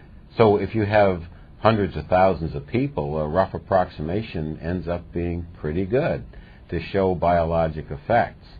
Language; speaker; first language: English; native; English